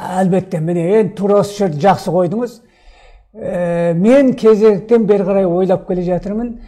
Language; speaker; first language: Kazakh; early bilingual, heritage; Kazakh